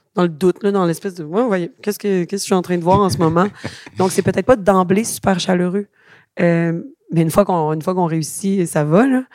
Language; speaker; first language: French; native; French